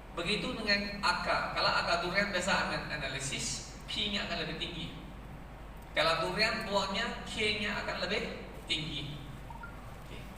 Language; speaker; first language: Malay; native; Malay